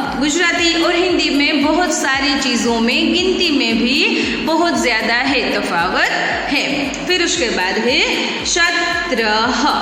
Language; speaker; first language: Hindi; non-native, local second language; Gujarati